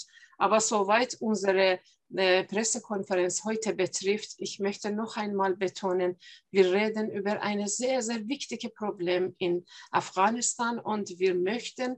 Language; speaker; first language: German; non-native, fluent; Persian